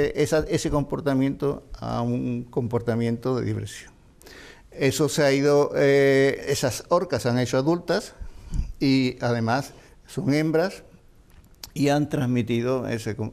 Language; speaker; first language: Spanish; native; Spanish